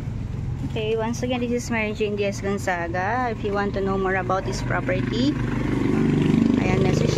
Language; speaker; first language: Filipino; native; Filipino